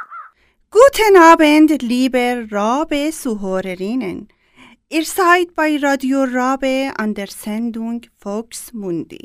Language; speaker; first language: German; non-native, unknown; Persian